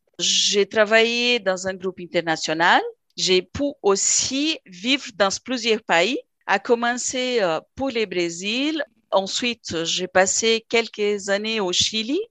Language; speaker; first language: French; non-native, fluent; Portuguese